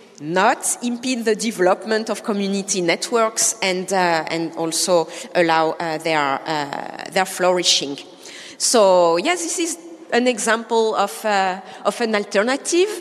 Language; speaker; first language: English; non-native, fluent; French